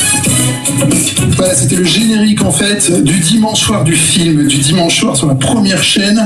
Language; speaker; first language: French; native; French